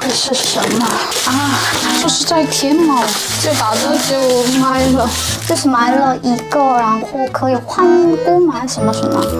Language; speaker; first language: Chinese; non-native, learner; Korean